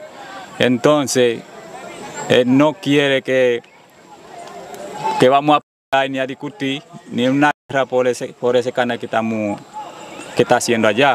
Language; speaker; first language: Spanish; non-native, fluent; Haitian Creole